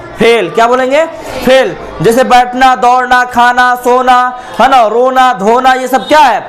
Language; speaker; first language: Hindi; native; Hindi